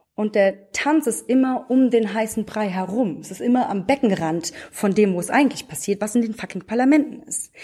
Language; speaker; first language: German; native; German